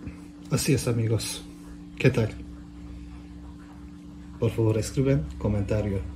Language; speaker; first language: Spanish; non-native, learner; Turkish